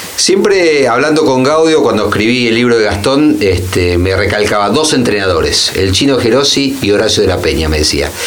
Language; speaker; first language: Spanish; native; Spanish